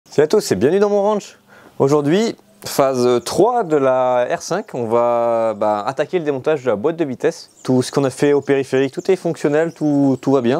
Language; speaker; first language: French; native; French